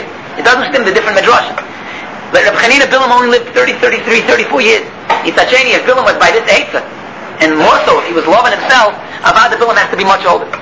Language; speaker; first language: English; native; English